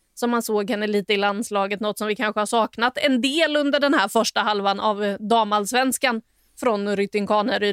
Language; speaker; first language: Swedish; native; Swedish